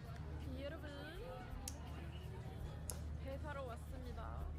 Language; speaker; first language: Korean; non-native, fluent; French